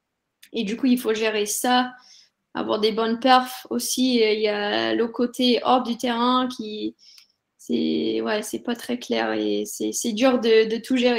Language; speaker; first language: French; non-native, fluent; English